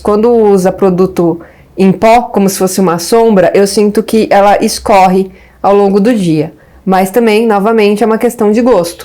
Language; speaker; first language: Portuguese; native; Portuguese